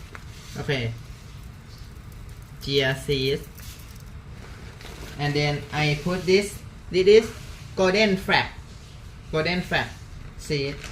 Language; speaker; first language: English; non-native, learner; Thai